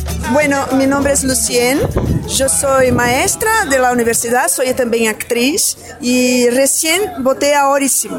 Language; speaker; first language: Spanish; non-native, fluent; Portuguese